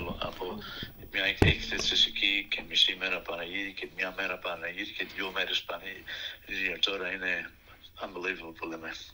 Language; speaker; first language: Greek; early bilingual, heritage; Greek